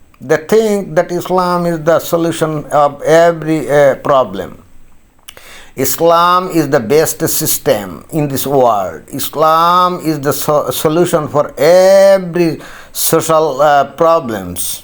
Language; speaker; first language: English; non-native, local second language; Bangla